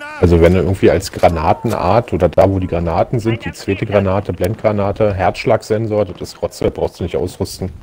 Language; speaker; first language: German; native; German